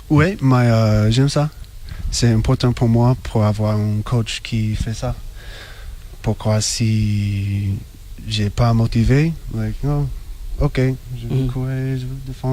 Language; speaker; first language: French; non-native, learner; English